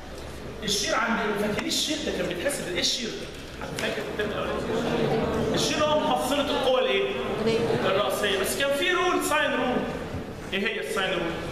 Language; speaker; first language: Arabic; native; Arabic